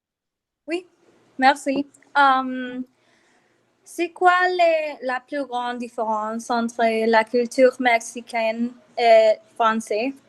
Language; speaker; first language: French; non-native, learner; Spanish